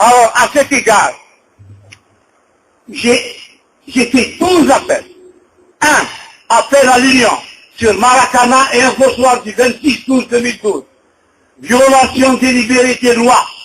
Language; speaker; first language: French; non-native, local second language; Arabic